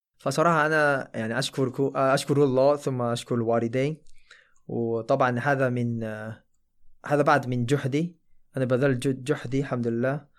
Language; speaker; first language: Arabic; non-native, fluent; Chinese